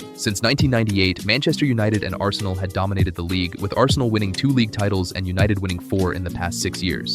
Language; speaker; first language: English; native; English